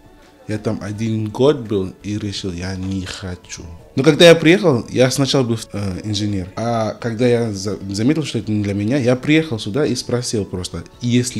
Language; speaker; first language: Russian; non-native, learner; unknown